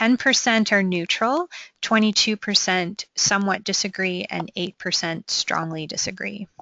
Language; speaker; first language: English; native; English